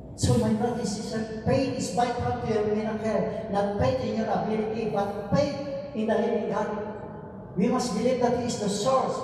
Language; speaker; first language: English; non-native, local second language; Filipino